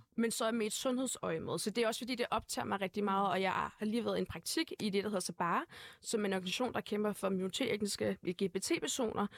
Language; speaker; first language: Danish; native; Danish